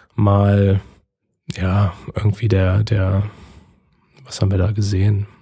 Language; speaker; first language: German; native; German